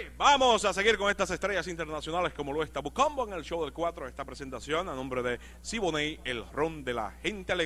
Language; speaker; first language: Spanish; native; Spanish